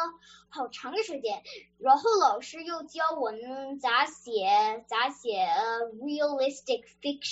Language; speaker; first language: Chinese; early bilingual, other home language; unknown